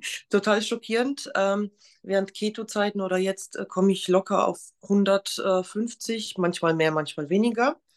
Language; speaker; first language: German; non-native, fluent; Polish